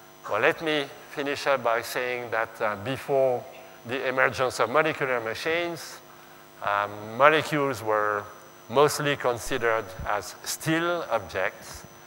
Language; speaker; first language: English; non-native, fluent; French